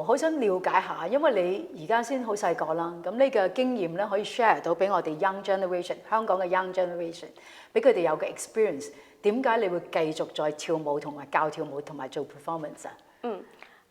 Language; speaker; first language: Cantonese; native; Cantonese